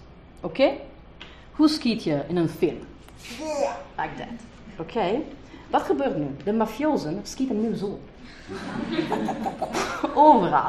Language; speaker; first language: Dutch; non-native, fluent; Italian